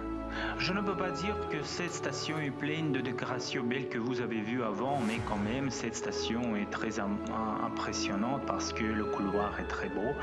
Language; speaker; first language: French; non-native, fluent; Russian